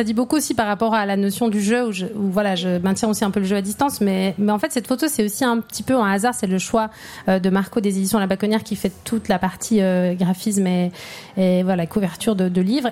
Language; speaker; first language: French; native; French